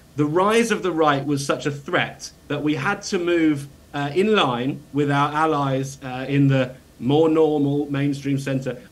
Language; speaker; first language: English; native; English